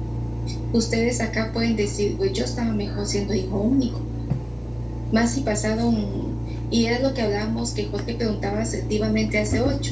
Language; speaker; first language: Spanish; native; Spanish